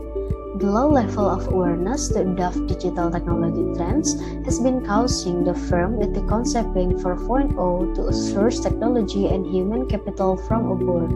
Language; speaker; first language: English; non-native, learner; Indonesian